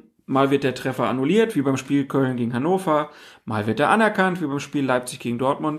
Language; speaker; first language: German; native; German